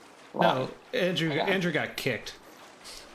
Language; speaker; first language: English; native; English